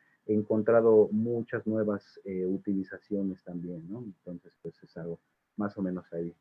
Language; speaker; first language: Spanish; native; Spanish